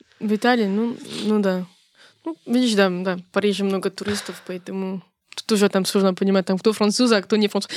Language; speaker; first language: Russian; non-native, fluent; French